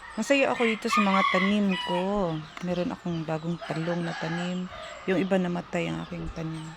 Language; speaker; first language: Filipino; non-native, local second language; Cebuano